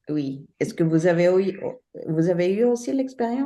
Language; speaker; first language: French; non-native, fluent; Spanish